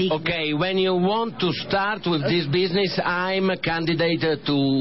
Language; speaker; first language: English; non-native, learner; Italian